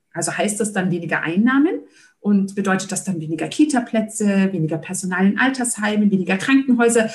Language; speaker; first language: German; early bilingual, other home language; Turkish